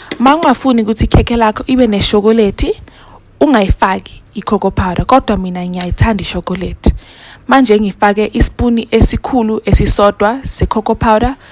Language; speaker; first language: Zulu; non-native, local second language; Southern Sotho